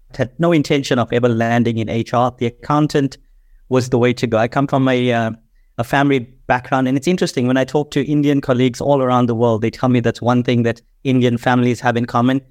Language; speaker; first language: English; native; English